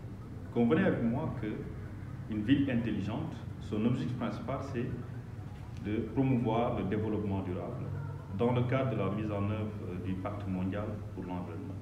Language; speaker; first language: French; non-native, local second language; Wolof